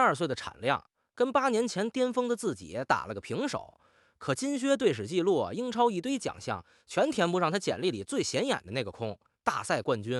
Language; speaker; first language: Chinese; native; Chinese